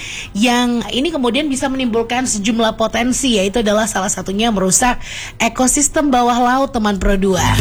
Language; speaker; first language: Indonesian; native; Indonesian